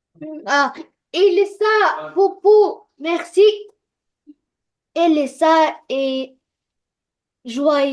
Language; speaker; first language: French; non-native, learner; Arabic